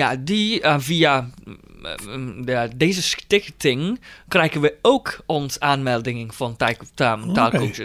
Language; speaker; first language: Dutch; non-native, fluent; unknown